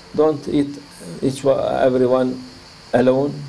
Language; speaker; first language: English; non-native, learner; Turkish